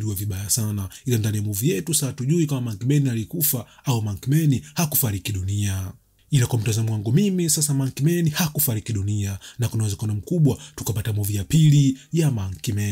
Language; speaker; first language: Swahili; native; Swahili